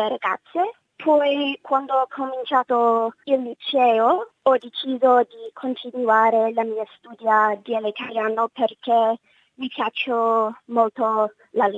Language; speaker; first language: Italian; non-native, learner; English